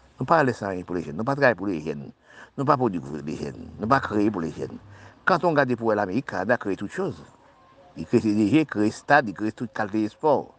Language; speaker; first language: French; non-native, local second language; Haitian Creole